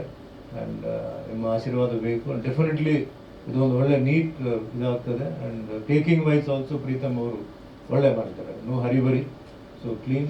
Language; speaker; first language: Kannada; non-native, local second language; Tulu